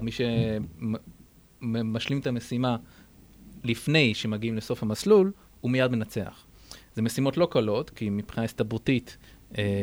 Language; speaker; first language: Hebrew; native; Hebrew